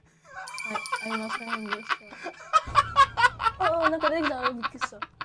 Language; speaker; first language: Japanese; native; Japanese